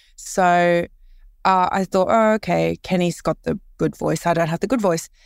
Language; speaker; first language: English; early bilingual, other home language; Korean